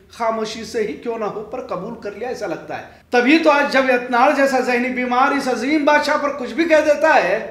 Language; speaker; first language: Hindi; non-native, local second language; Urdu